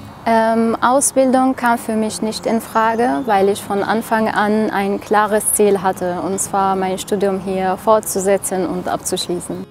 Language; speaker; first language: German; non-native, fluent; Arabic